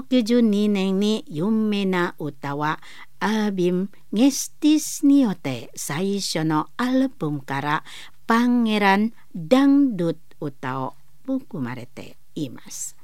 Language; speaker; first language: Japanese; non-native, learner; Indonesian